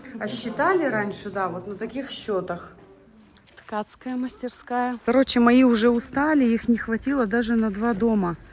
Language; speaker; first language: Russian; native; Russian